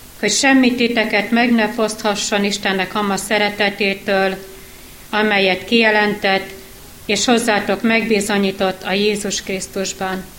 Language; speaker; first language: Hungarian; native; Hungarian